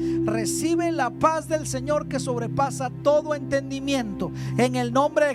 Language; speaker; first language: Spanish; native; Spanish